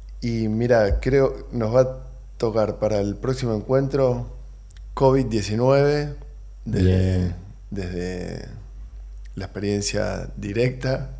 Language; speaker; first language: Spanish; native; Spanish